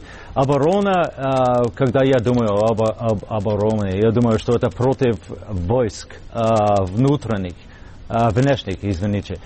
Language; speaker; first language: Russian; non-native, fluent; English